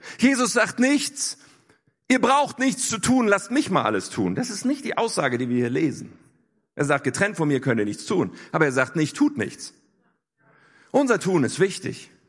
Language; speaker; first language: German; native; German